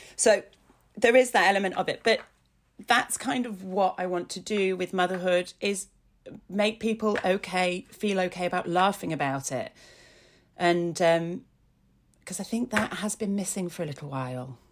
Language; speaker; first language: English; native; English